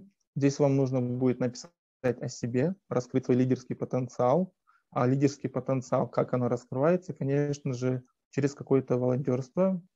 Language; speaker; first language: Russian; native; Russian